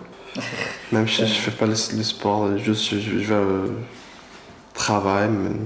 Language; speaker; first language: French; non-native, learner; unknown